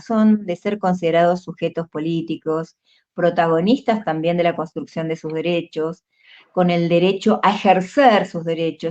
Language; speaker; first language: Spanish; native; Spanish